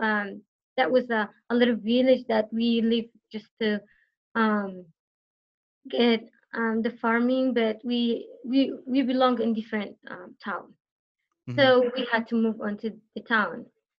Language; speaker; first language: English; non-native, fluent; Tigrinya